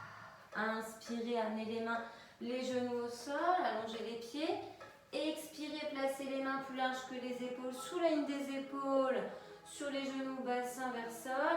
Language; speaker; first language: French; native; French